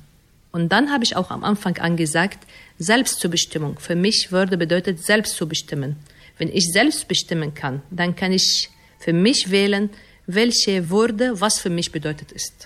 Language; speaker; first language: German; non-native, fluent; Arabic